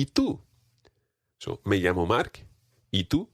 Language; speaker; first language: Spanish; non-native, fluent; English